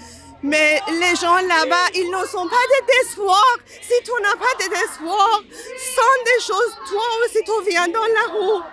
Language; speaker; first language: French; non-native, learner; Persian